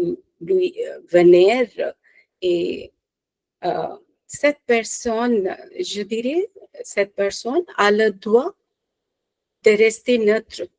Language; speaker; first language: French; non-native, fluent; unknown